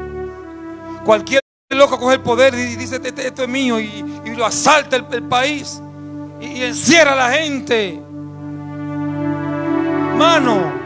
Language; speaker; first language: Spanish; native; Spanish